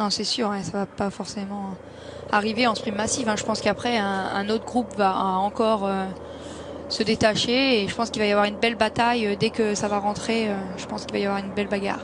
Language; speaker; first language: French; native; French